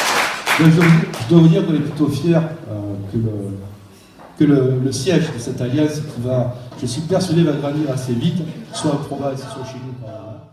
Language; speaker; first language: French; native; French